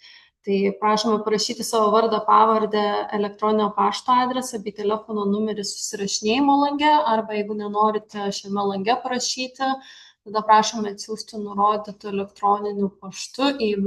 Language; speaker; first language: Lithuanian; native; Lithuanian